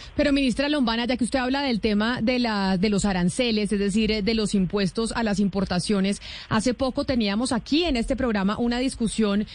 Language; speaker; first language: Spanish; native; Spanish